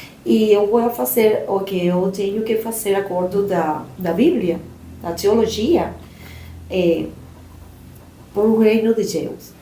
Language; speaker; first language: Portuguese; non-native, learner; Spanish